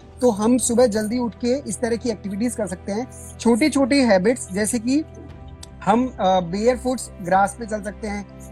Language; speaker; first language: Hindi; native; Hindi